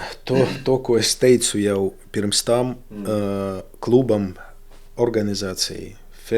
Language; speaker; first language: Latvian; non-native, local second language; Russian